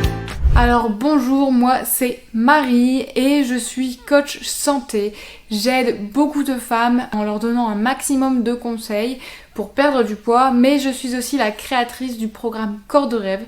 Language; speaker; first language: French; native; French